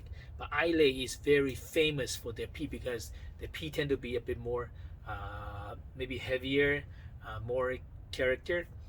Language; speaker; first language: English; non-native, fluent; Chinese